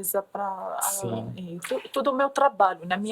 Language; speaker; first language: Portuguese; non-native, learner; Arabic